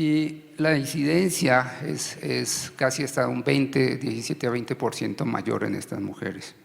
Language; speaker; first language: Spanish; native; Spanish